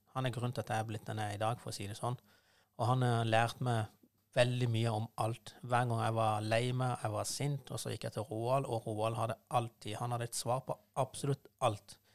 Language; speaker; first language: Norwegian; non-native, fluent; Persian